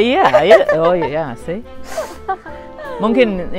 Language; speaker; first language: Indonesian; non-native, fluent; English